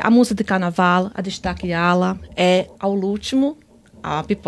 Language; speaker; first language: Portuguese; non-native, fluent; English